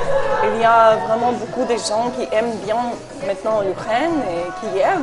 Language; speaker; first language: French; non-native, fluent; Ukrainian